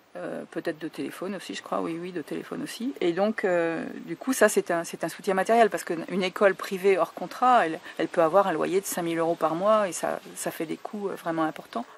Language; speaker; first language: French; native; French